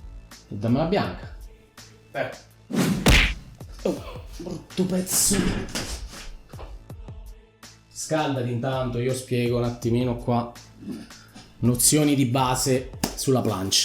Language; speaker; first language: Italian; native; Italian